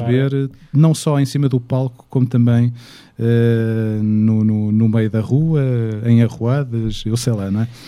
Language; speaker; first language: Portuguese; native; Portuguese